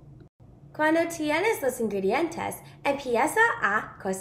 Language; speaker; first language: Spanish; non-native, learner; English